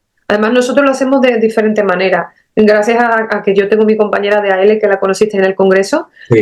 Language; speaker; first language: Spanish; native; Spanish